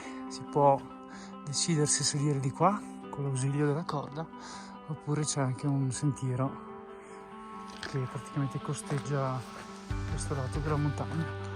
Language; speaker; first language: Italian; native; Italian